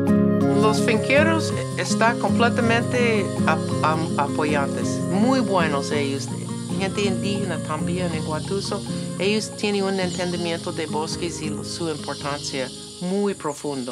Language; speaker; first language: Spanish; non-native, learner; English